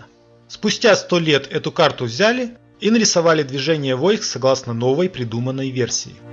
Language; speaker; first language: Russian; native; Russian